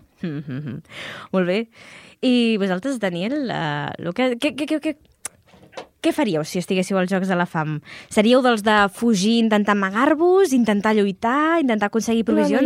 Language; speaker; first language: Catalan; native; Catalan